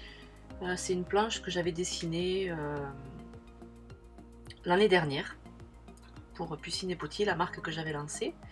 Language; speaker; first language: French; native; French